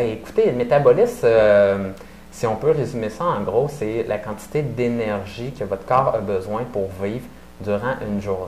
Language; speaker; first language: French; native; French